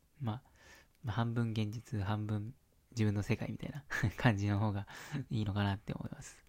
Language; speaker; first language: Japanese; native; Japanese